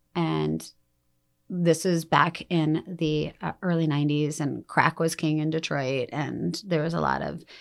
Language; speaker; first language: English; native; English